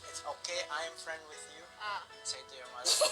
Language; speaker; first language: English; non-native, learner; Indonesian